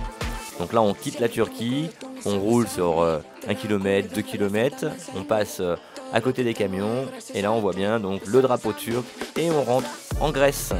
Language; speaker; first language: French; native; French